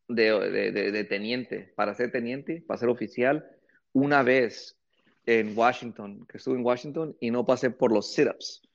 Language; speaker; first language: Spanish; early bilingual, heritage; Spanish